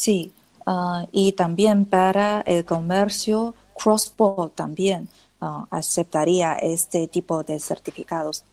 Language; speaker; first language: Spanish; non-native, fluent; Chinese